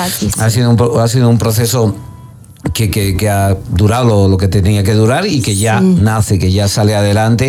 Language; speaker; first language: Spanish; native; Spanish